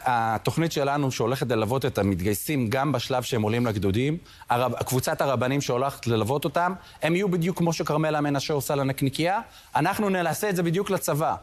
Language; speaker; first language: Hebrew; native; Hebrew